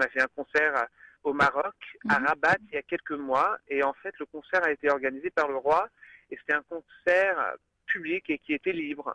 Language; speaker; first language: French; early bilingual, other home language; English